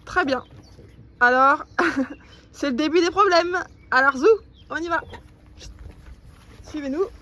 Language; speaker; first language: French; native; French